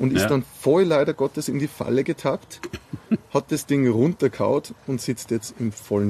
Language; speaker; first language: German; native; German